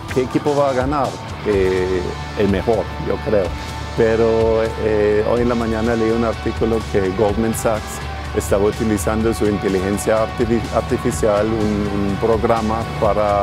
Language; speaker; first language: Spanish; non-native, fluent; German